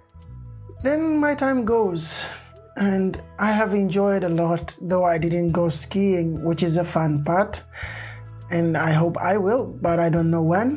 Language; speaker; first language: English; non-native, local second language; Swahili